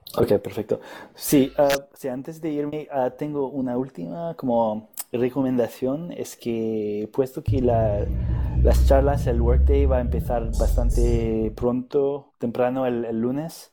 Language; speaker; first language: Spanish; non-native, fluent; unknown